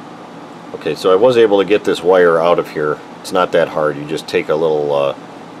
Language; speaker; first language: English; native; English